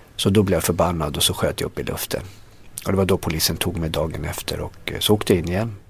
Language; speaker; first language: Swedish; early bilingual, other home language; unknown